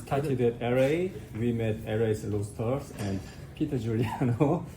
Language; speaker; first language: English; non-native, learner; Korean